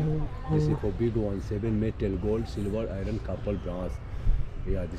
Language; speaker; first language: English; non-native, learner; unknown